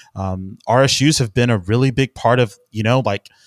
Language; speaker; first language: English; native; English